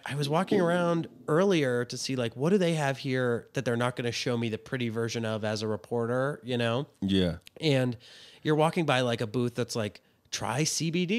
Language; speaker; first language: English; native; English